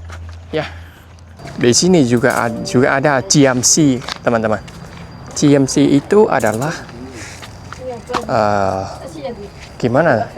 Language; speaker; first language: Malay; non-native, fluent; Vietnamese